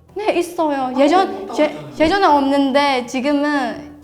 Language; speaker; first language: Korean; non-native, fluent; Burmese